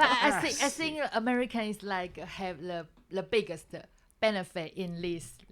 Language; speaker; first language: English; non-native, learner; Chinese